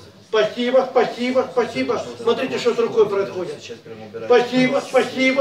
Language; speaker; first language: Russian; native; Russian